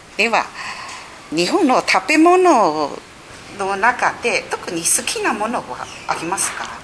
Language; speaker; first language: Japanese; native; Japanese